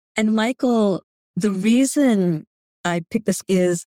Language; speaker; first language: English; non-native, fluent; Gujarati